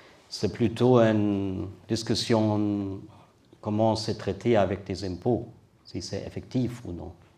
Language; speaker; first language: French; non-native, learner; German